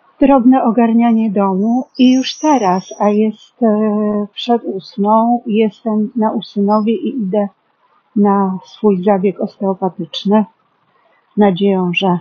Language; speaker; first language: Polish; native; Polish